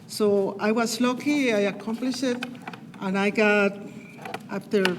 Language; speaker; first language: English; non-native, fluent; Spanish